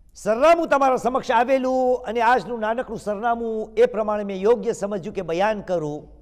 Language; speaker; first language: Gujarati; early bilingual, heritage; Gujarati